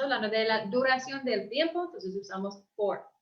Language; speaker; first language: Spanish; early bilingual, heritage; English